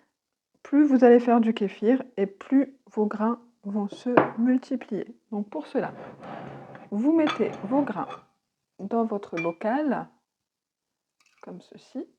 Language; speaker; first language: French; native; French